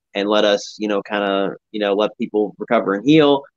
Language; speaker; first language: English; native; English